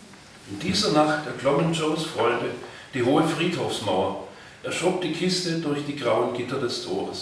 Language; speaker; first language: German; native; German